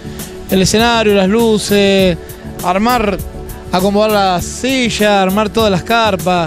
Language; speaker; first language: Spanish; native; Spanish